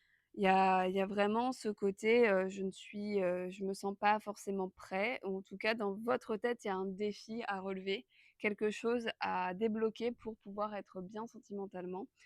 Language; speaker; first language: French; native; French